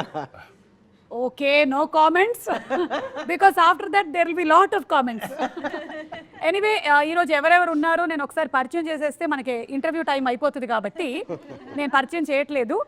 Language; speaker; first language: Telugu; non-native, local second language; Malayalam